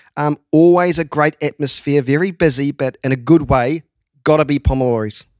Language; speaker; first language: English; native; English